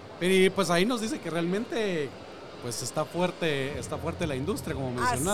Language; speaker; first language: Spanish; native; Spanish